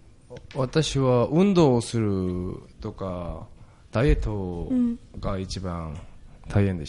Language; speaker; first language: Japanese; non-native, learner; Korean